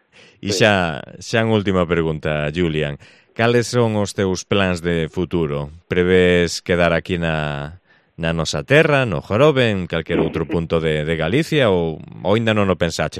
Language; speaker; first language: Galician; native; Galician